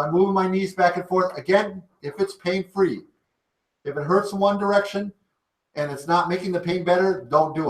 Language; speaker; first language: English; native; English